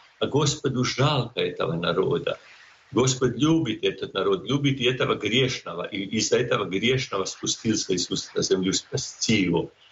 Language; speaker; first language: Russian; non-native, fluent; Croatian